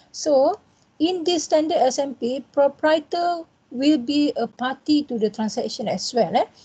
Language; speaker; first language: English; non-native, local second language; Malay